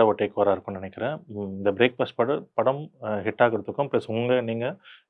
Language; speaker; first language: Tamil; native; Tamil